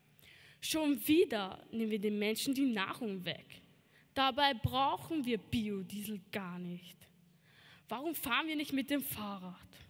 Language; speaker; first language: German; early bilingual, other home language; Albanian